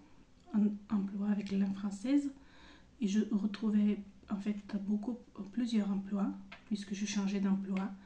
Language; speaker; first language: French; non-native, fluent; Bulgarian